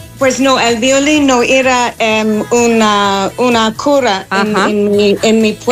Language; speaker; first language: Spanish; non-native, fluent; English